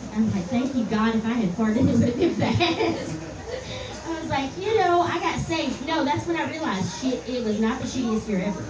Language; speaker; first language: English; native; English